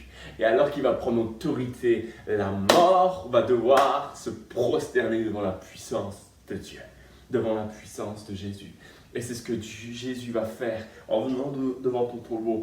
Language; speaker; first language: French; native; French